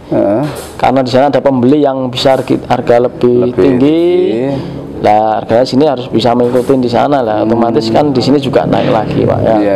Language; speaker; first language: Indonesian; native; Indonesian